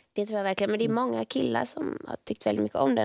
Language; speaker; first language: Swedish; native; Swedish